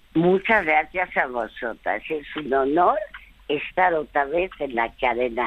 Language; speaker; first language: Spanish; early bilingual, other home language; French